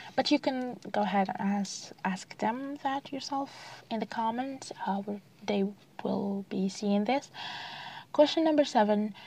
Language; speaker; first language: English; non-native, fluent; Arabic